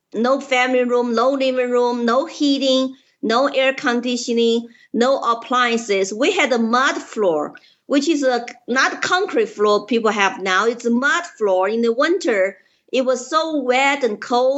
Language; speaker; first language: English; non-native, fluent; Chinese